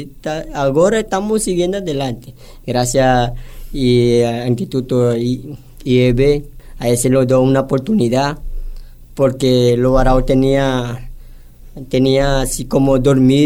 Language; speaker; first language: Spanish; non-native, local second language; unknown